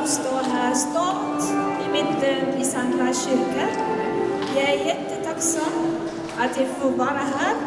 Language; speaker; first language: Swedish; non-native, fluent; Assyrian Neo-Aramaic